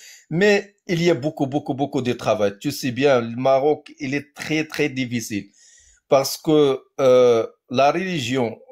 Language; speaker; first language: French; non-native, learner; Arabic